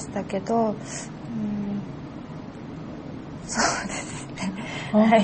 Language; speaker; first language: Japanese; non-native, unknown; Korean